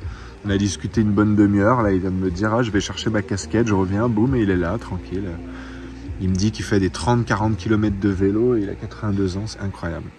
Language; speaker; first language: French; native; French